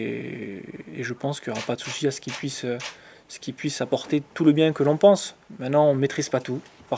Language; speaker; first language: French; native; French